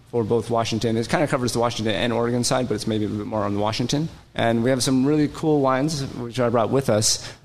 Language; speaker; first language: English; native; English